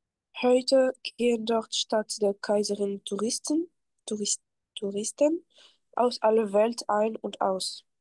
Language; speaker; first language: German; non-native, fluent; French